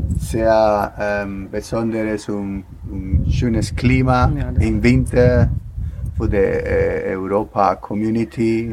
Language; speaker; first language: German; non-native, learner; Spanish